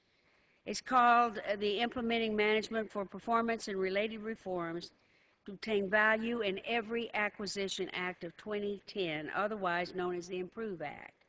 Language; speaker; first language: English; native; English